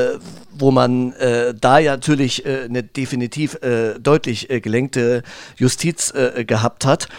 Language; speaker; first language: German; native; German